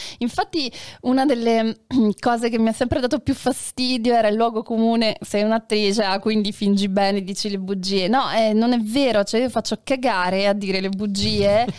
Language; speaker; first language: Italian; native; Italian